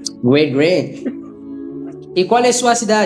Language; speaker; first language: Portuguese; non-native, learner; Haitian Creole